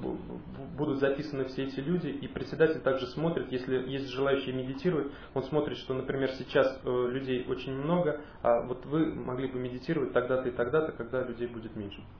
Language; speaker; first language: Russian; native; Russian